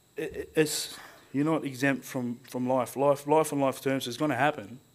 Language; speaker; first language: English; native; English